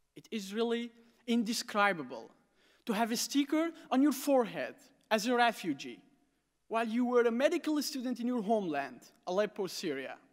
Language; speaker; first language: English; non-native, fluent; Arabic